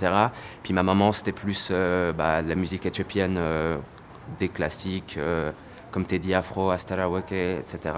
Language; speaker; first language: French; early bilingual, other home language; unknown